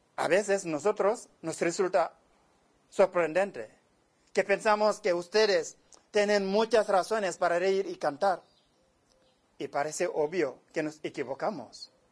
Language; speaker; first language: Spanish; non-native, fluent; Wolof